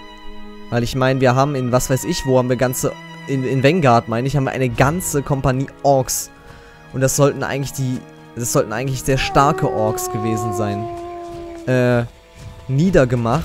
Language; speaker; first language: German; native; German